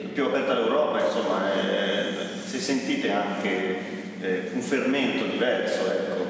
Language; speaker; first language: Italian; native; Italian